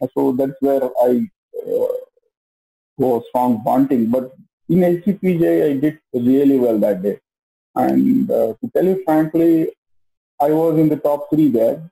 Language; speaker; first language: English; non-native, local second language; Kannada